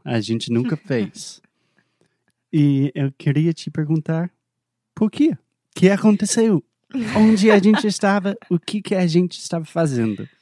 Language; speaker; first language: Portuguese; non-native, fluent; English